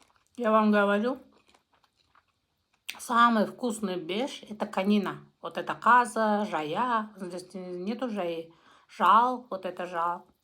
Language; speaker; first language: Russian; non-native, local second language; Kazakh